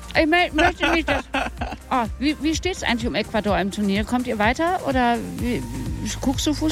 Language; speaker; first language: German; native; German